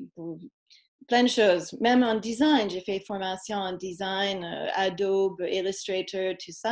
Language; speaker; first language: French; non-native, fluent; English